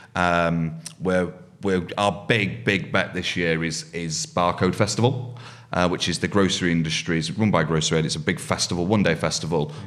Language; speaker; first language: English; native; English